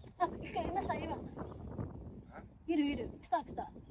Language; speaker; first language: Japanese; non-native, learner; Filipino